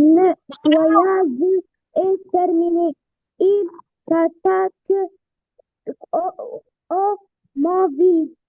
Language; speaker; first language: French; non-native, learner; Arabic